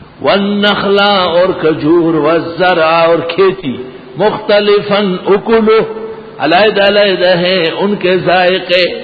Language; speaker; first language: Urdu; non-native, local second language; Pashto